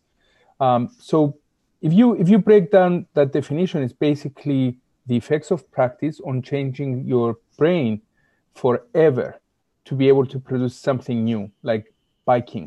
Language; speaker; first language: English; non-native, fluent; Greek